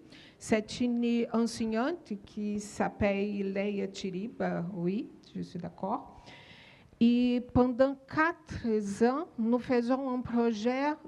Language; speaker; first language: French; non-native, learner; Portuguese